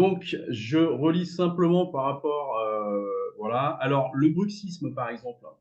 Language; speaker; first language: French; native; French